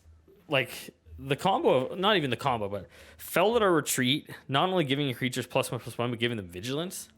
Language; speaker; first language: English; native; English